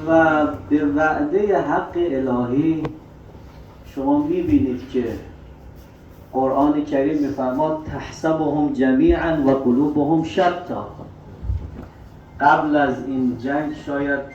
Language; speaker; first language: Persian; native; Persian